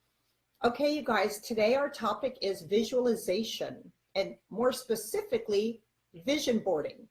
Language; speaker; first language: English; native; English